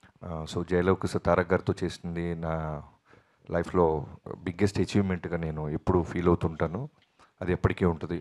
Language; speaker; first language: Telugu; native; Telugu